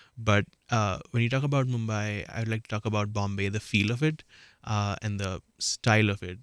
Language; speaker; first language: English; non-native, local second language; Marathi